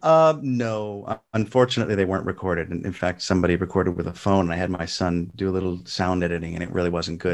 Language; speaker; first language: English; native; English